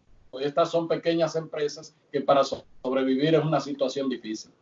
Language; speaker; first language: Spanish; native; Spanish